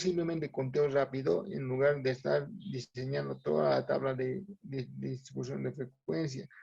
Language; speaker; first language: Spanish; native; Spanish